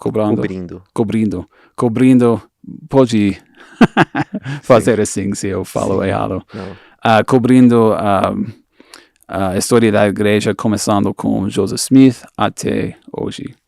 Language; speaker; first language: Portuguese; non-native, fluent; English